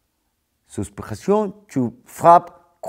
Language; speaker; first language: French; non-native, fluent; Spanish